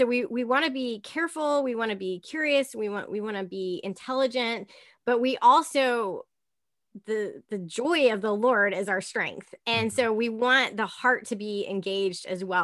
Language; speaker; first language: English; native; English